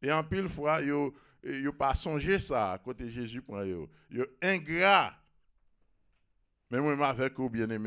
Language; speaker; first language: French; non-native, local second language; Haitian Creole